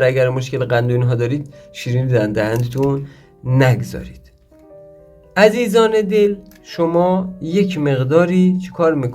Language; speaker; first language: Persian; native; Persian